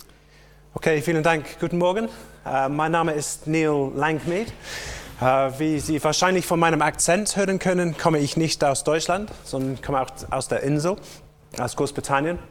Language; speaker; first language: German; non-native, fluent; English